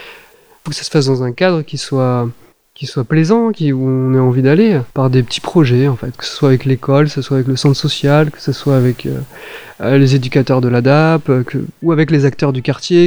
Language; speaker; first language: French; native; French